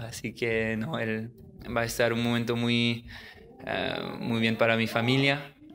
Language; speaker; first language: Spanish; early bilingual, heritage; French